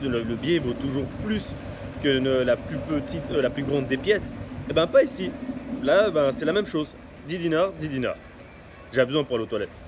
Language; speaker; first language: French; native; French